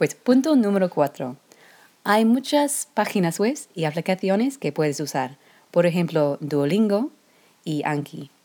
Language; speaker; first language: Spanish; non-native, learner; English